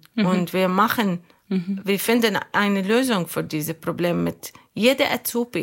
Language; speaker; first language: German; non-native, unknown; Arabic